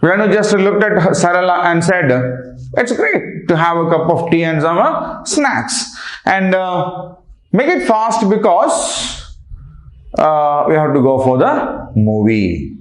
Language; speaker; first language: English; non-native, local second language; Telugu